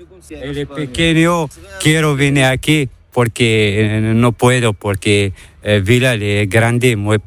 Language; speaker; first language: Spanish; non-native, learner; Arabic